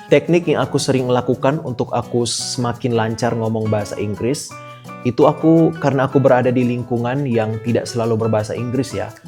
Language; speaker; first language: Indonesian; native; Indonesian